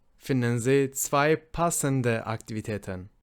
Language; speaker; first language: German; non-native, fluent; Turkish